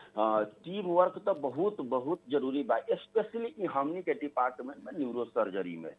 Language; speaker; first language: Bhojpuri; native; Bhojpuri